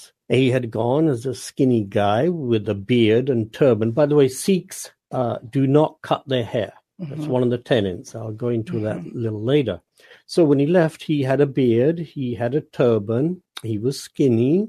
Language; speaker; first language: English; non-native, local second language; Punjabi